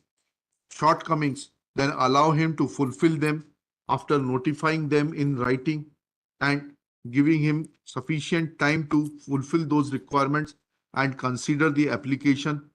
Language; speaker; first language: English; non-native, local second language; Hindi